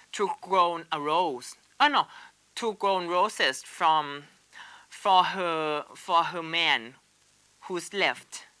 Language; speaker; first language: English; non-native, learner; Thai